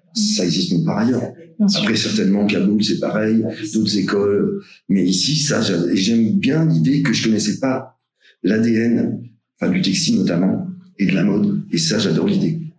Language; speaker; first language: French; native; French